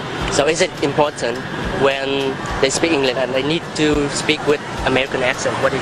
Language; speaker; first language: English; non-native, learner; Vietnamese